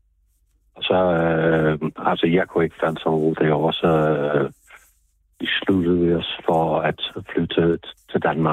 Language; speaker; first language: Danish; non-native, fluent; English